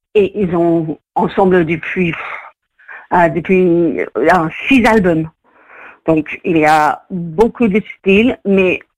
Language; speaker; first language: French; non-native, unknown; English